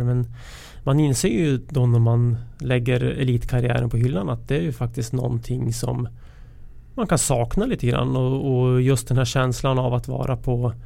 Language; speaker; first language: Swedish; native; Swedish